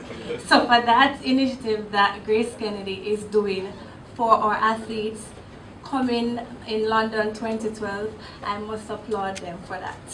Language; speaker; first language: English; non-native, local second language; Jamaican Creole English